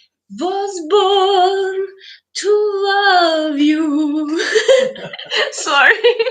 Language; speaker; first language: English; non-native, learner; Ukrainian